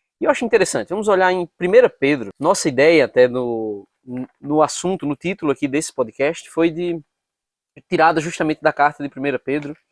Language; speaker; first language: Portuguese; native; Portuguese